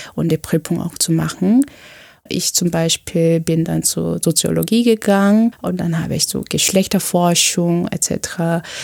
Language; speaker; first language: German; non-native, fluent; Korean